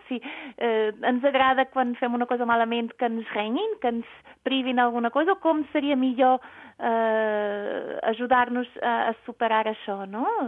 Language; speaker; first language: Catalan; non-native, fluent; Portuguese